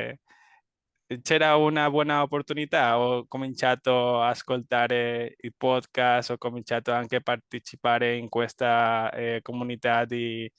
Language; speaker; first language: Italian; non-native, learner; Spanish